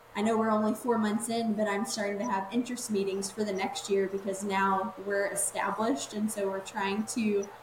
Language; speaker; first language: English; native; English